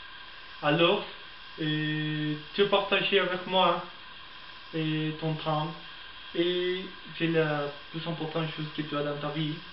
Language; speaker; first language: French; non-native, learner; Spanish